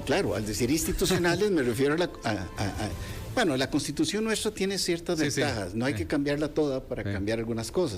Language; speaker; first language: Spanish; native; Spanish